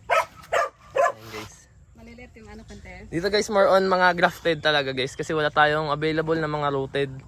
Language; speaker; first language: Filipino; native; Filipino